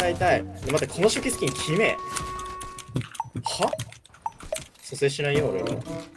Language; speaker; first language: Japanese; native; Japanese